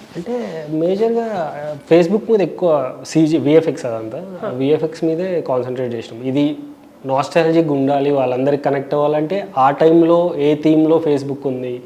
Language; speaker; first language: Telugu; native; Telugu